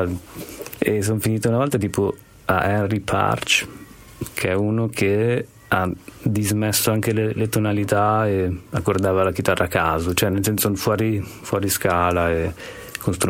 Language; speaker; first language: Italian; native; Italian